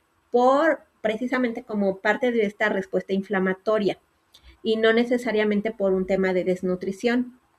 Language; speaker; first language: Spanish; native; Spanish